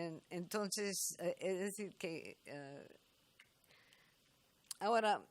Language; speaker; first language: Spanish; non-native, fluent; English